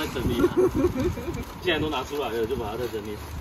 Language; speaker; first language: Chinese; native; Chinese